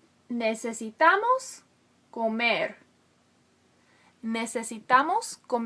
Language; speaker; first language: Spanish; non-native, fluent; English